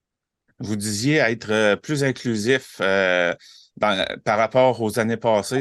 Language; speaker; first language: French; native; French